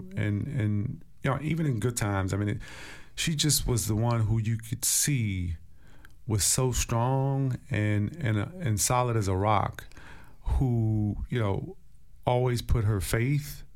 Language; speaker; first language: English; native; English